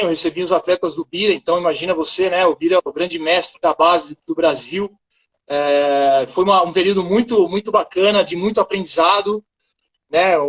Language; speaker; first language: Portuguese; native; Portuguese